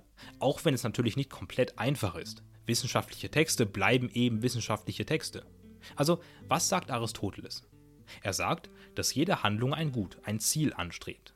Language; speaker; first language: German; native; German